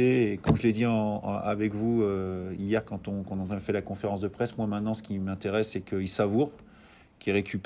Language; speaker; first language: French; native; French